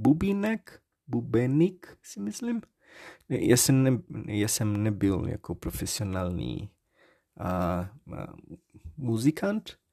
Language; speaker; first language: Czech; non-native, learner; Portuguese